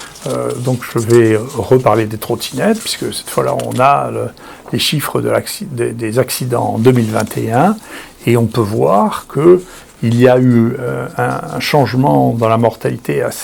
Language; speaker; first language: French; native; French